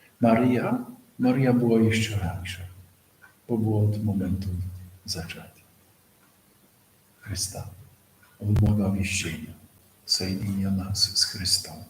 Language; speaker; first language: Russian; non-native, fluent; Polish